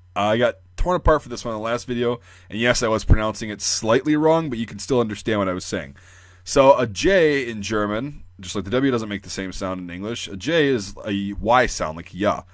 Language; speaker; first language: English; native; English